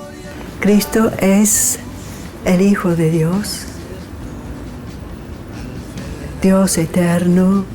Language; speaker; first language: Spanish; non-native, fluent; English